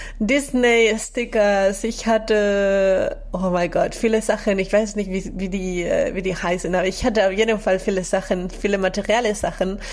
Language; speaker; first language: German; non-native, fluent; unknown